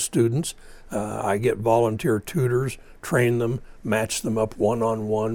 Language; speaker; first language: English; native; English